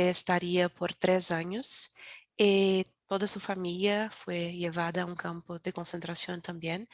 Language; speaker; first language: Spanish; non-native, learner; Portuguese